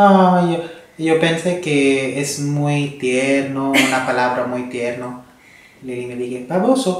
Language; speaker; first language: Spanish; non-native, learner; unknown